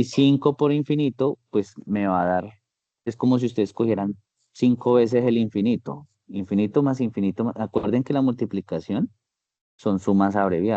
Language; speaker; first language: Spanish; native; Spanish